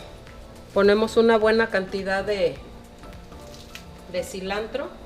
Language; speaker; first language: Spanish; native; Spanish